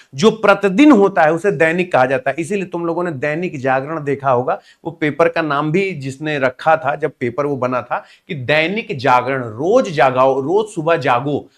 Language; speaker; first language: Hindi; native; Hindi